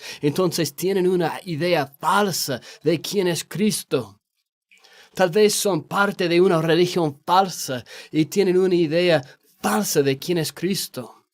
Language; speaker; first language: Spanish; non-native, fluent; English